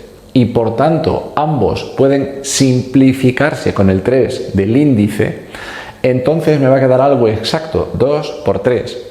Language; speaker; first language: Spanish; native; Spanish